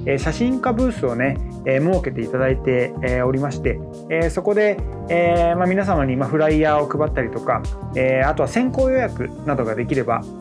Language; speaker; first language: Japanese; early bilingual, other home language; French